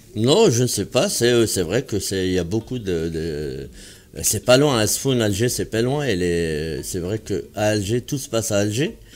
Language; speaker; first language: French; non-native, local second language; Arabic